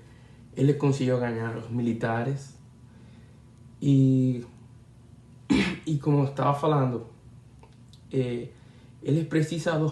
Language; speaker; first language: Portuguese; non-native, learner; Spanish